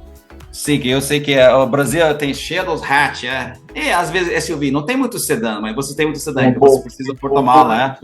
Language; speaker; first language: Portuguese; non-native, learner; English